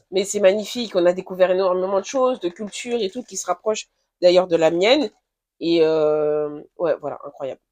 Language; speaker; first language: French; early bilingual, other home language; Haitian Creole